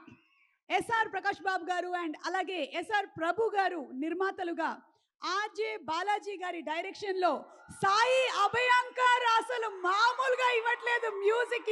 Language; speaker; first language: Telugu; native; Telugu